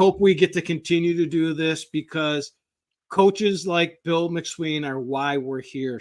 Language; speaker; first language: English; native; English